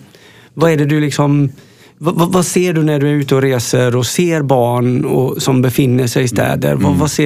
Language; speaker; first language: Swedish; native; Swedish